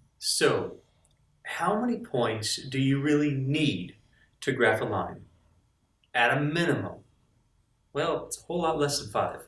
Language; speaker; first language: English; native; English